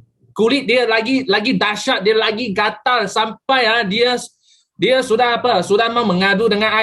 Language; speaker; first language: Malay; native; Malay